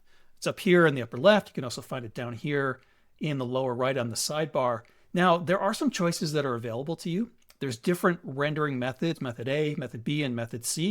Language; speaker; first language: English; native; English